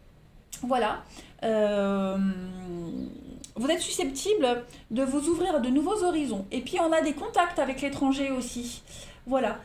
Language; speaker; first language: French; native; French